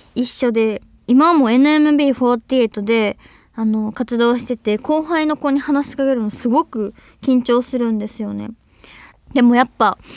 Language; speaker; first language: Japanese; native; Japanese